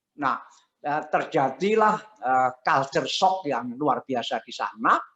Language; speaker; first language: Indonesian; non-native, local second language; Javanese